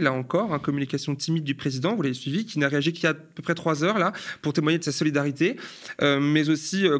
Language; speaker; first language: French; native; French